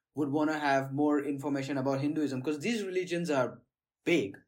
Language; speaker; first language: English; non-native, local second language; Gujarati